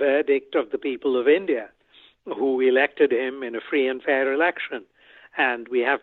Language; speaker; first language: English; non-native, local second language; Bangla